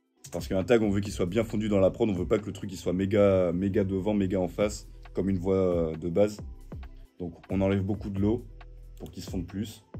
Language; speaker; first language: French; native; French